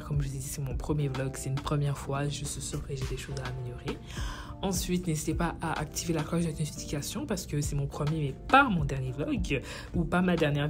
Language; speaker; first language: French; native; French